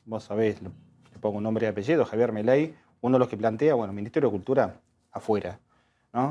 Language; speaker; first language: Spanish; native; Spanish